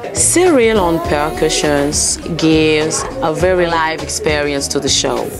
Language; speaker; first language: English; early bilingual, other home language; Lingala